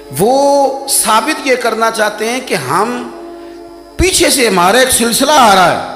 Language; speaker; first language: Urdu; non-native, local second language; Punjabi